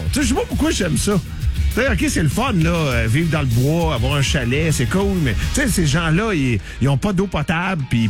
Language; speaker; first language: French; native; French